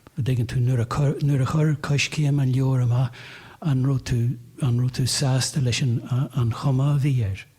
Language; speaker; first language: Irish; native; Irish